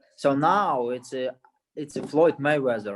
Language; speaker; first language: English; non-native, learner; Russian